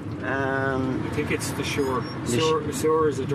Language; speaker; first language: English; native; English